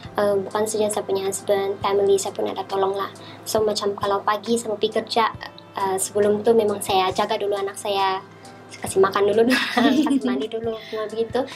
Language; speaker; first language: Malay; native; Malay